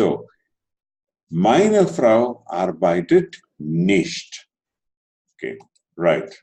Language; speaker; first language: German; non-native, fluent; Telugu